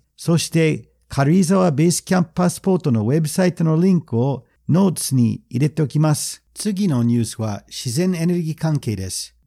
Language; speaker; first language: Japanese; non-native, fluent; English